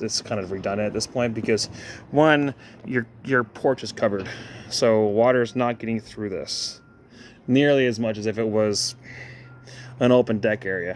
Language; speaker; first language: English; native; English